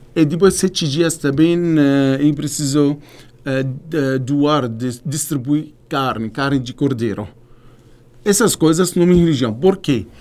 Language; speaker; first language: Portuguese; non-native, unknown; Arabic